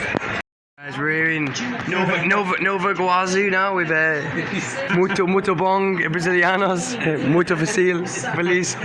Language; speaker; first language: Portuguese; non-native, learner; English